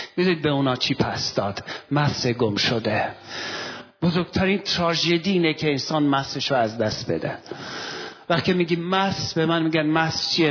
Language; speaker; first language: Persian; non-native, local second language; Armenian